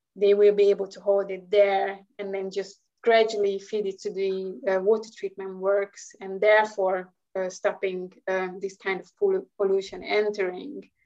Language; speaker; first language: English; non-native, fluent; Hungarian